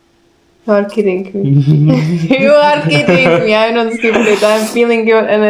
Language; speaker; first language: English; non-native, learner; Czech